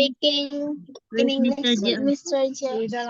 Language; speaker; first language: English; non-native, learner; Indonesian